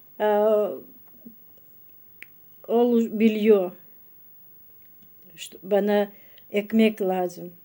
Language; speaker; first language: Turkish; non-native, learner; Russian